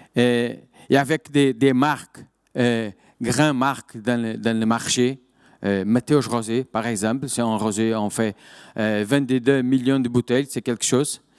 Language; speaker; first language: French; non-native, fluent; Portuguese